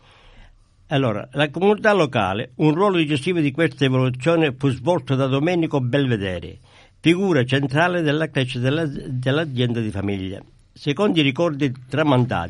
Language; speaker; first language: Italian; native; Italian